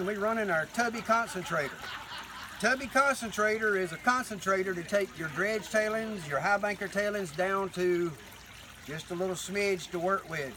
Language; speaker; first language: English; native; English